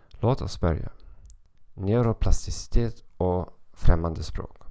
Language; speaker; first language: Swedish; non-native, learner; German